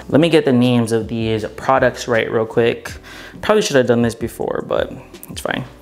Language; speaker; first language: English; native; English